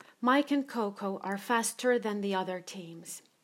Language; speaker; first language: English; non-native, fluent; Finnish